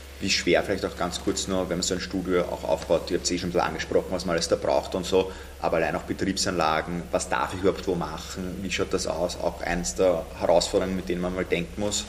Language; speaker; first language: German; native; German